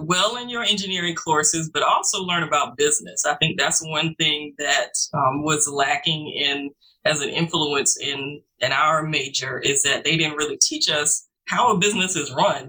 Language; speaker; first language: English; native; English